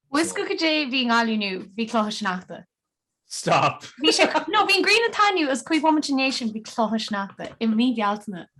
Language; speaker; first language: Irish; native; Irish